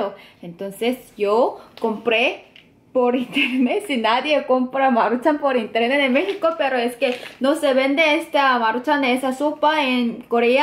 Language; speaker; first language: Spanish; non-native, fluent; Korean